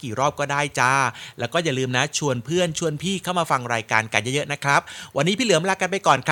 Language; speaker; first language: Thai; native; Thai